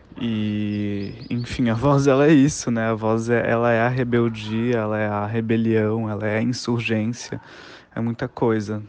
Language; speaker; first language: Portuguese; native; Portuguese